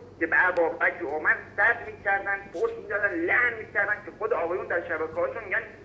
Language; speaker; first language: Persian; native; Persian